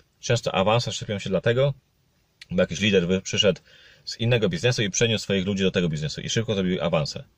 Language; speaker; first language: Polish; native; Polish